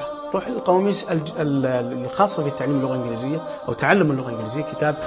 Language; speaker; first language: Arabic; native; Arabic